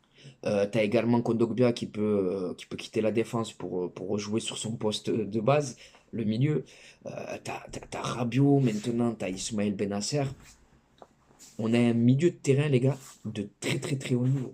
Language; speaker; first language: French; native; French